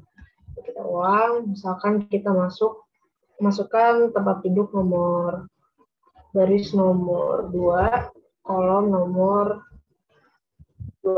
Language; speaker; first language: Indonesian; native; Indonesian